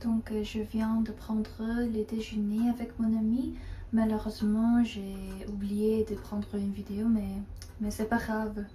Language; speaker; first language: French; non-native, fluent; Korean